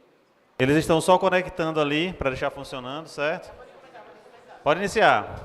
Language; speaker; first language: Portuguese; native; Portuguese